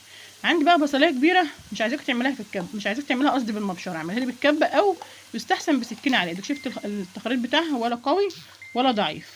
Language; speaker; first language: Arabic; native; Arabic